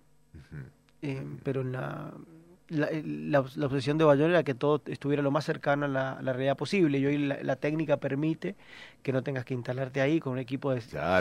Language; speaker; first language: Spanish; native; Spanish